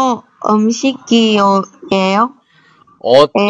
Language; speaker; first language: Korean; non-native, learner; Chinese